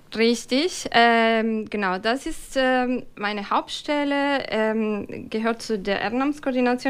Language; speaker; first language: German; non-native, fluent; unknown